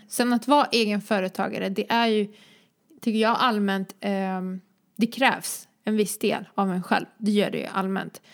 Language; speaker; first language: Swedish; early bilingual, other home language; Croatian